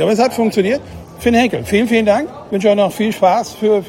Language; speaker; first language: German; native; German